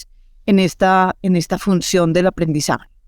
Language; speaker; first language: Spanish; native; Spanish